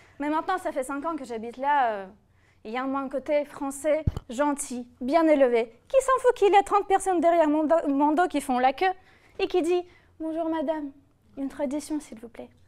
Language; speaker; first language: French; non-native, fluent; Russian